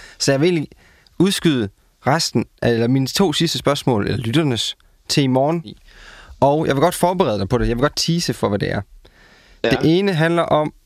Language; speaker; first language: Danish; native; Danish